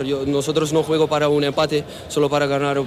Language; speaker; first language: Spanish; non-native, learner; Papiamento